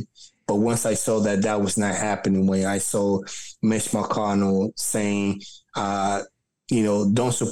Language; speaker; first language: English; early bilingual, other home language; Spanish